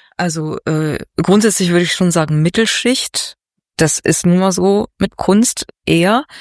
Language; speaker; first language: German; native; German